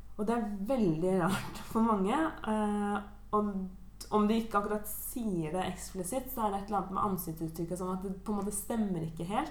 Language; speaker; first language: Norwegian; native; Norwegian